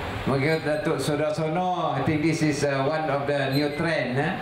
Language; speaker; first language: English; non-native, local second language; Malay